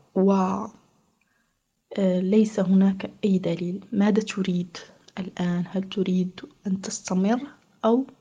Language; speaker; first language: Arabic; native; Arabic